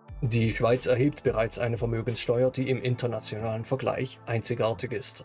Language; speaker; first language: German; native; German